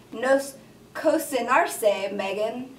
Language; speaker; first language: Spanish; non-native, learner; English